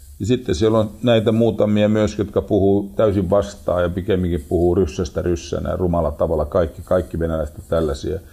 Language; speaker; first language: Finnish; native; Finnish